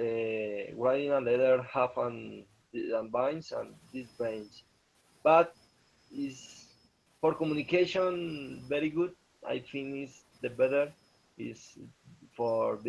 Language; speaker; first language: English; non-native, learner; Spanish